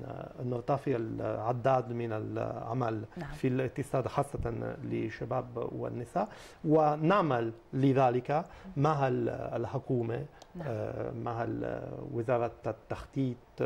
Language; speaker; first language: Arabic; non-native, fluent; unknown